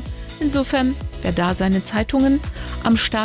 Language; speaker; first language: German; native; German